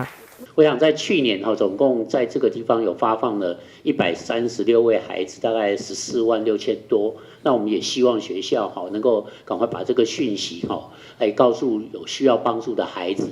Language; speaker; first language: Chinese; native; Chinese